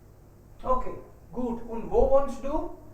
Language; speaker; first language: German; non-native, fluent; Hindi